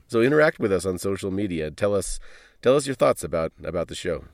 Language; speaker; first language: English; native; English